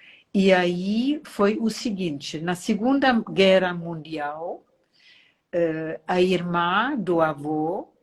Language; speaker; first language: Portuguese; non-native, fluent; German